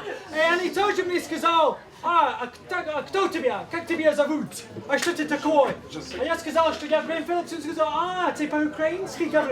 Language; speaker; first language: Russian; non-native, learner; English